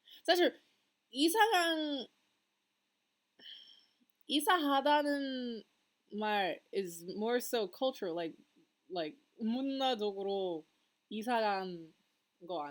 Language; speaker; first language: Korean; non-native, learner; English